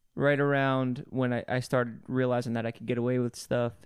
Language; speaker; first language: English; native; English